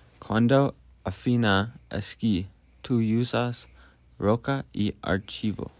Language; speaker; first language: Spanish; non-native, learner; English